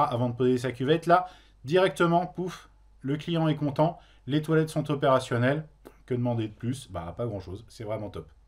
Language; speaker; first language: French; native; French